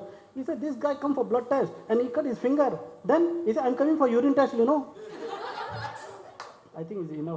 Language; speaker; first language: English; non-native, learner; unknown